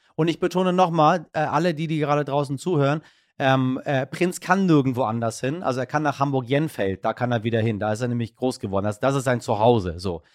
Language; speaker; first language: German; early bilingual, other home language; Persian